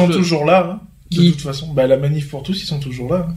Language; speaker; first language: French; native; French